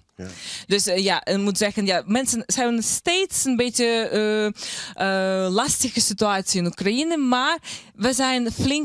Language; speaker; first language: Dutch; non-native, learner; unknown